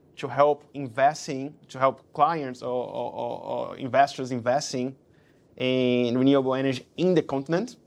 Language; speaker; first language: English; non-native, fluent; Portuguese